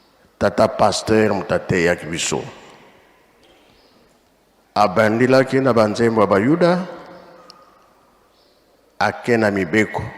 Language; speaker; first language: Lingala; non-native, local second language; Kongo